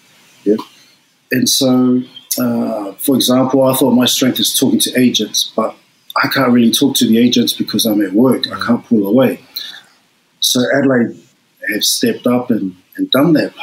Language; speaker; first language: English; native; English